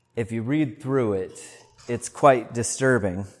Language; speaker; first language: English; native; English